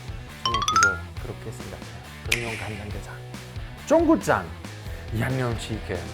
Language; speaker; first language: Korean; non-native, learner; Italian